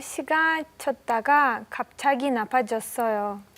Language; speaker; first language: Korean; non-native, learner; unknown